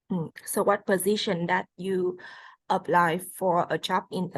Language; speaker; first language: English; non-native, fluent; Vietnamese